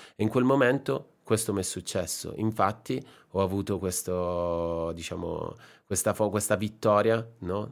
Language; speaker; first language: Italian; native; Italian